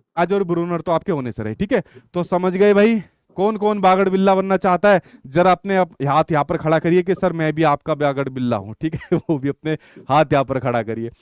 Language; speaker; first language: Hindi; native; Hindi